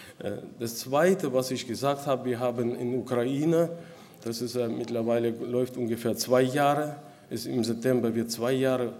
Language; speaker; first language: German; non-native, local second language; Russian